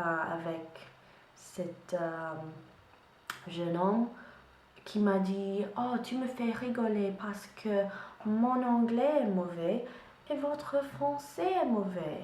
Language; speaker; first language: French; non-native, learner; English